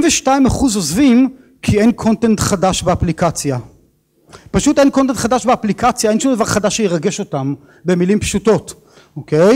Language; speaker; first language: Hebrew; native; Hebrew